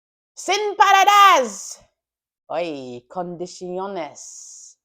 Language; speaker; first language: Spanish; non-native, learner; English